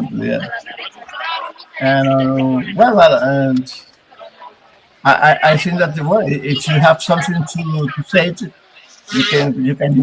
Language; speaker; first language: English; non-native, learner; Spanish